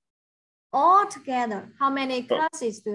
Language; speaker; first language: English; non-native, fluent; Chinese